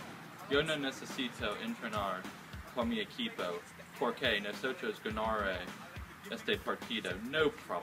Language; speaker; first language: Spanish; non-native, learner; English